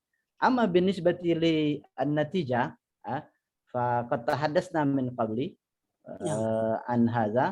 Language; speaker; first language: Arabic; non-native, fluent; Indonesian